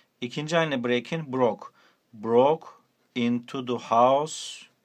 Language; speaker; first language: English; non-native, fluent; Turkish